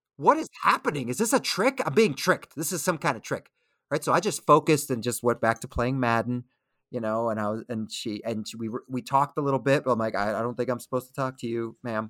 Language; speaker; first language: English; early bilingual, other home language; Spanish